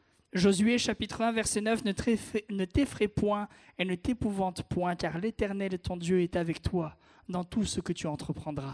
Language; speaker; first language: French; native; French